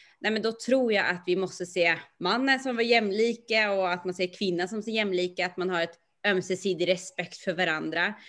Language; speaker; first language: Swedish; native; Swedish